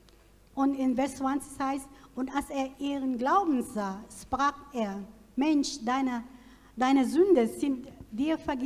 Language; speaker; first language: German; non-native, fluent; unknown